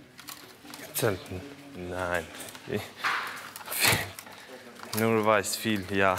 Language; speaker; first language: German; non-native, learner; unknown